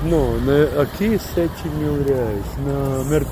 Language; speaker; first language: Portuguese; non-native, learner; English